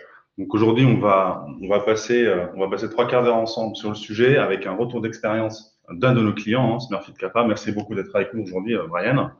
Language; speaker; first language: French; native; French